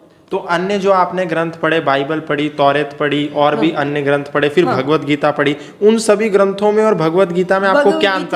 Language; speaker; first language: Hindi; native; Hindi